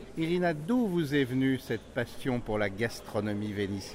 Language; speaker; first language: French; native; French